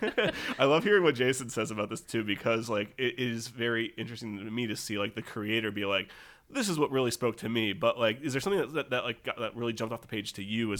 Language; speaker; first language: English; native; English